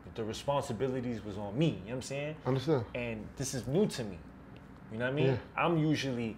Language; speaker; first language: English; native; English